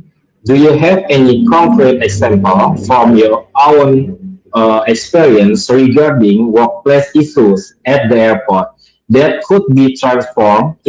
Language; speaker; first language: English; non-native, learner; Indonesian